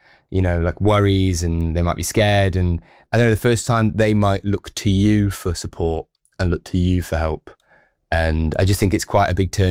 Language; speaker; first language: English; native; English